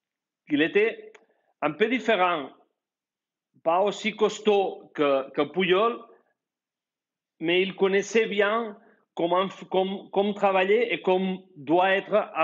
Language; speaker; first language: French; non-native, fluent; Spanish